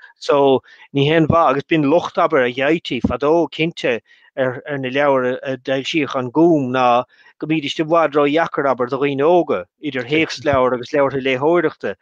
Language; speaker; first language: Irish; non-native, local second language; English